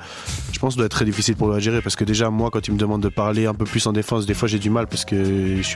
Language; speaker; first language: French; native; French